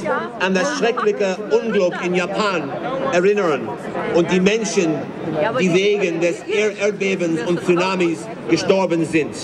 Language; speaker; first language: German; non-native, fluent; English